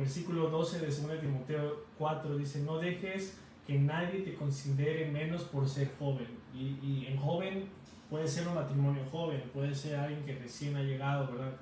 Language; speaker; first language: Spanish; native; Spanish